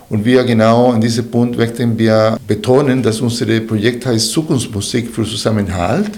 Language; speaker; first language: German; non-native, fluent; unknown